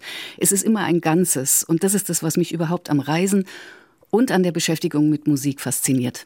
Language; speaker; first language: German; native; German